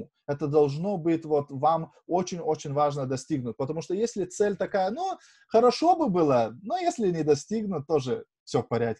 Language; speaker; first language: Russian; non-native, fluent; Lithuanian